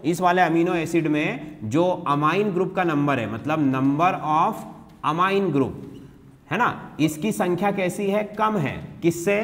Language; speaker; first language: Hindi; native; Hindi